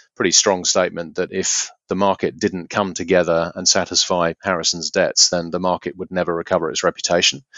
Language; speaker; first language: English; native; English